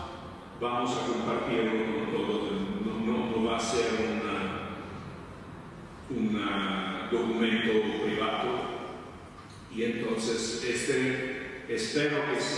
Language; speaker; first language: Spanish; non-native, fluent; Italian